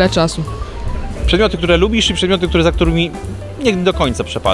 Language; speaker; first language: Polish; native; Polish